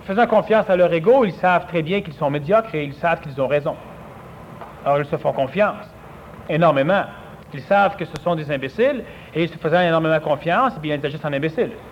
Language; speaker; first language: French; native; French